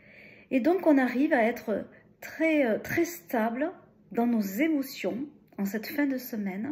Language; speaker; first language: French; native; French